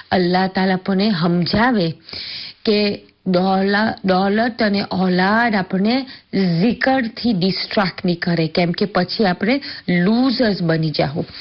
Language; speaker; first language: Gujarati; early bilingual, heritage; Gujarati